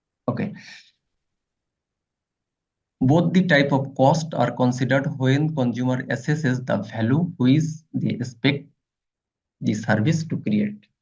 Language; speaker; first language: English; non-native, local second language; Bangla